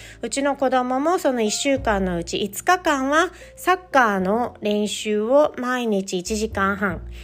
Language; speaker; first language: Japanese; early bilingual, heritage; Japanese